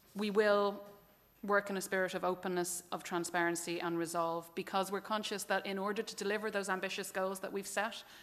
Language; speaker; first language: English; native; English